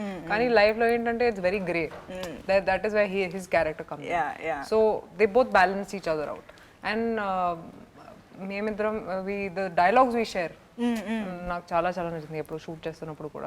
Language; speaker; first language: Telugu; non-native, fluent; Hindi